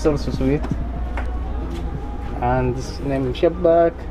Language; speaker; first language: English; non-native, local second language; Arabic